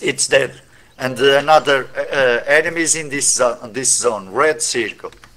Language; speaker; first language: English; non-native, learner; Portuguese